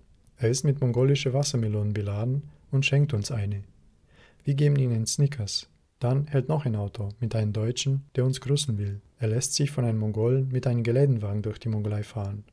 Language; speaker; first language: German; native; German